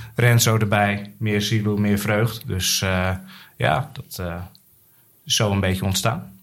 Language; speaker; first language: Dutch; native; Dutch